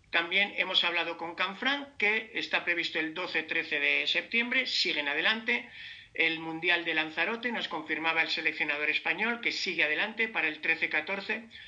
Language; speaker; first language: Spanish; native; Spanish